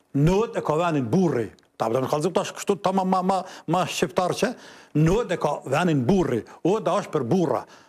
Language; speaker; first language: Albanian; native; Albanian